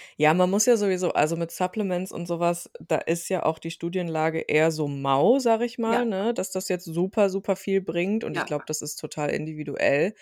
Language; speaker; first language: German; early bilingual, other home language; Turkish